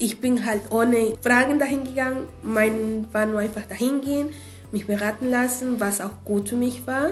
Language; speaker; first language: German; non-native, fluent; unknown